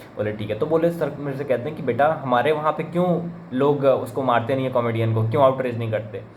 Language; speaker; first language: Hindi; native; Hindi